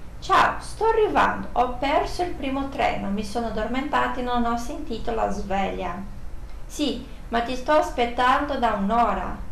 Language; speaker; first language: Italian; non-native, fluent; Portuguese